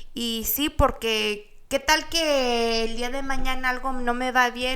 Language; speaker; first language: Spanish; early bilingual, heritage; Spanish